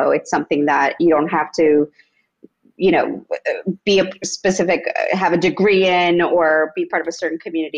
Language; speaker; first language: English; early bilingual, other home language; Spanish